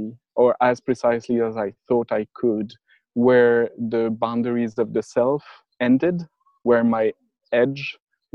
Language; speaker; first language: English; non-native, fluent; French